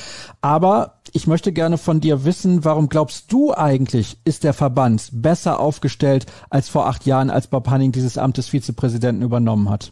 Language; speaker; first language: German; native; German